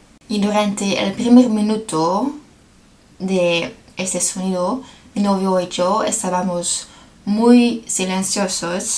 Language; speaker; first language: Spanish; non-native, learner; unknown